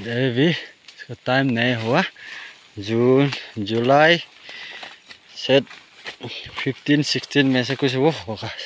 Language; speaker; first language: Hindi; non-native, local second language; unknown